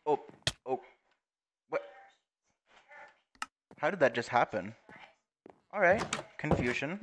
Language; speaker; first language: English; native; English